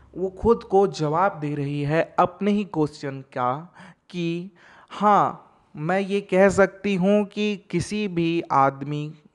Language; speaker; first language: Hindi; native; Hindi